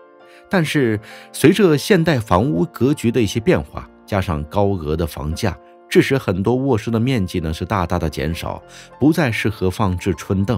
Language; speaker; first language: Chinese; native; Chinese